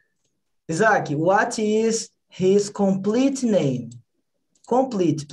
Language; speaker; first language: English; non-native, learner; Portuguese